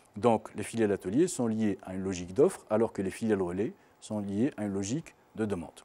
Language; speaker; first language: French; non-native, local second language; Arabic